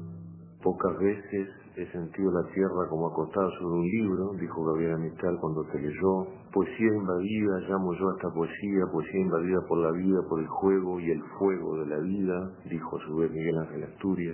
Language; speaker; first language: Spanish; native; Spanish